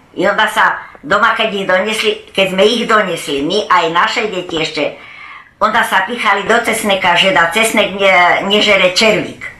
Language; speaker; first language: Slovak; early bilingual, heritage; Slovak